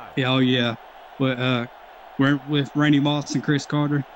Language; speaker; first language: English; native; English